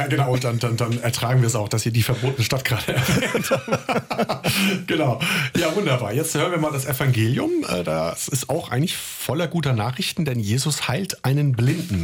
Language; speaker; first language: German; native; German